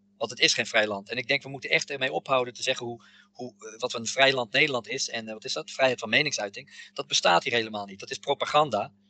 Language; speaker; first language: Dutch; non-native, fluent; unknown